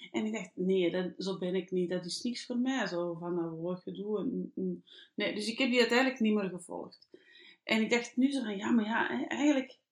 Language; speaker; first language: Dutch; native; Dutch